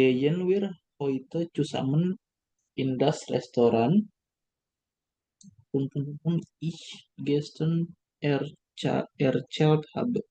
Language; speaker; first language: German; non-native, learner; Indonesian